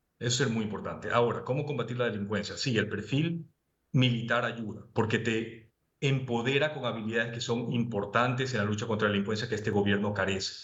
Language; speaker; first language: Spanish; native; Spanish